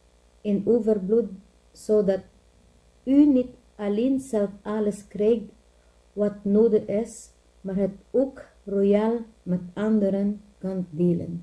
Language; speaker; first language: Dutch; non-native, learner; Filipino